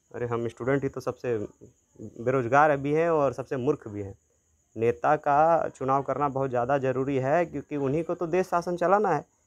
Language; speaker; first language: Hindi; native; Hindi